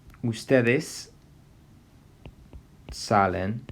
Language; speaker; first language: Spanish; non-native, fluent; English